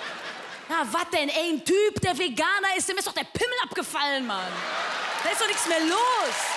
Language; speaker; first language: German; native; German